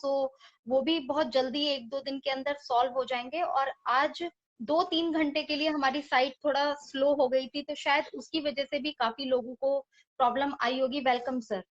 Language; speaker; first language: Hindi; native; Hindi